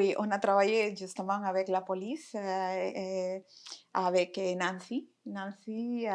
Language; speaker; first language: French; non-native, fluent; Spanish